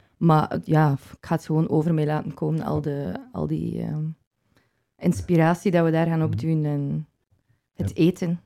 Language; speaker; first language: Dutch; native; Dutch